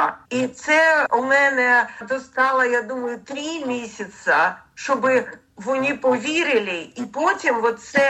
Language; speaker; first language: Ukrainian; non-native, learner; Russian